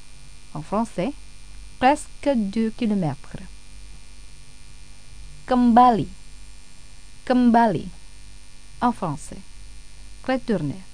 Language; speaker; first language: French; non-native, fluent; Indonesian